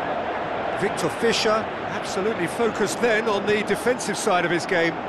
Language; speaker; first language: English; native; English